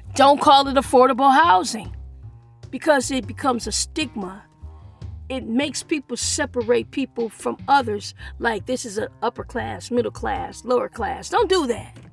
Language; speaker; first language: English; early bilingual, other home language; Yoruba